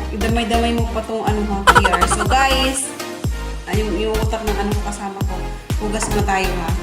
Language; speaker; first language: Filipino; non-native, local second language; Cebuano